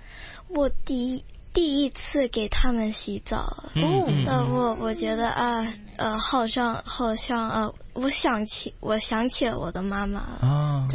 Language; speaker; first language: Chinese; non-native, local second language; Cantonese